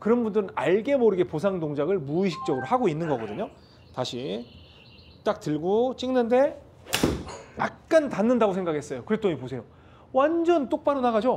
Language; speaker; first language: Korean; native; Korean